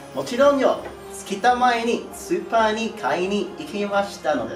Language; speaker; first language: Japanese; non-native, learner; English